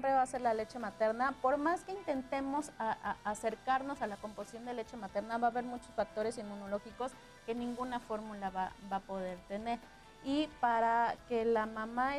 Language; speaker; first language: Spanish; native; Spanish